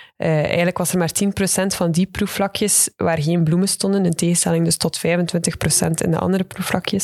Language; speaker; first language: Dutch; native; Dutch